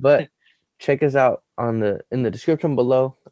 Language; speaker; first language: English; native; English